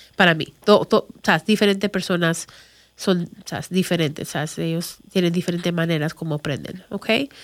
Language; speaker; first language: Spanish; early bilingual, other home language; English